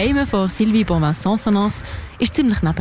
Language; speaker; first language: German; native; German